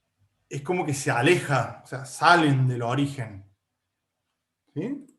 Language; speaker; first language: Spanish; native; Spanish